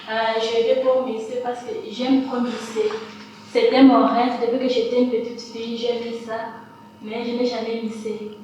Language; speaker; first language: French; non-native, learner; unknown